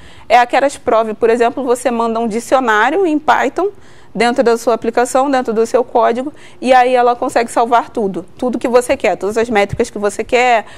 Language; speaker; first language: Portuguese; native; Portuguese